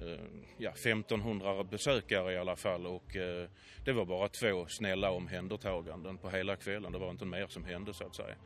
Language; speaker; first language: Swedish; native; Swedish